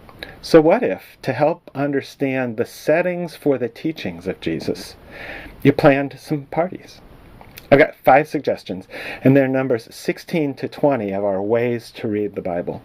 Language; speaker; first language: English; native; English